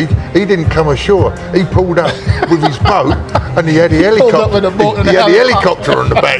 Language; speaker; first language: English; native; English